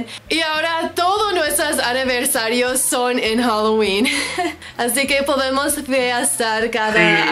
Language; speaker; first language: Spanish; non-native, learner; English